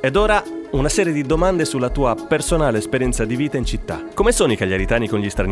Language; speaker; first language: Italian; native; Italian